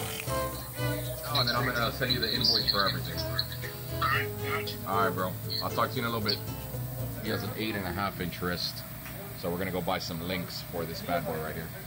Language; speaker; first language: English; early bilingual, other home language; Spanish